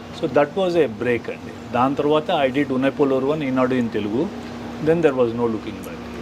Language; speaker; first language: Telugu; native; Telugu